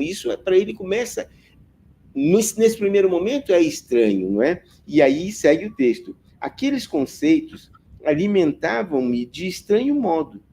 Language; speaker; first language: Portuguese; native; Portuguese